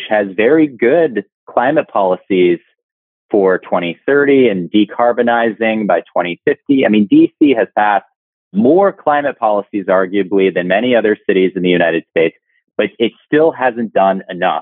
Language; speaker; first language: English; native; English